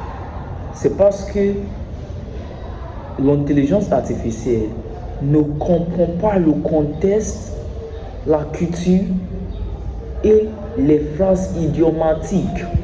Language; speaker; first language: French; non-native, learner; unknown